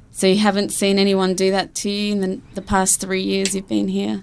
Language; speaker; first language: English; early bilingual, other home language; Spanish